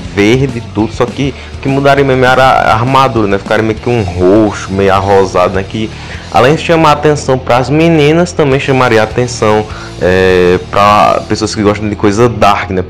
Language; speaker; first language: Portuguese; native; Portuguese